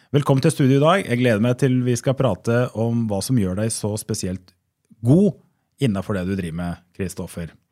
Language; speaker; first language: Norwegian; native; Norwegian